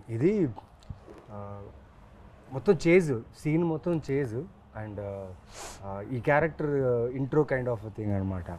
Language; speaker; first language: Telugu; native; Telugu